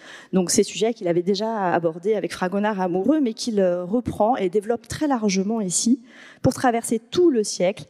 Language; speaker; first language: French; native; French